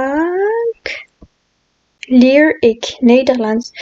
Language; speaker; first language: Dutch; non-native, learner; French